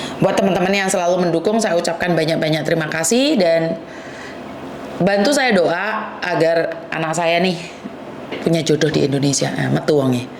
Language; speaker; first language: Indonesian; native; Indonesian